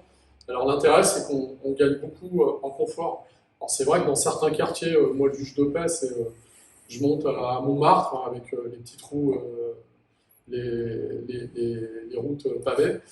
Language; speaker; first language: French; native; French